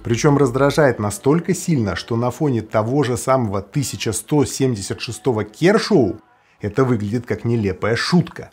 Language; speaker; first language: Russian; native; Russian